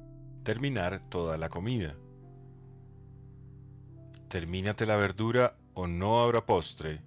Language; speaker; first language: Spanish; native; Spanish